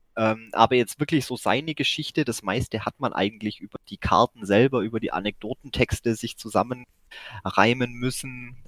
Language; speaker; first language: German; native; German